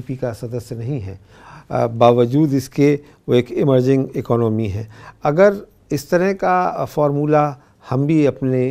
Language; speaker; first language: Hindi; native; Hindi